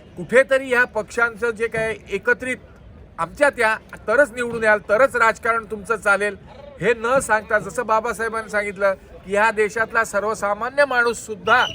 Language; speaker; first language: Marathi; native; Marathi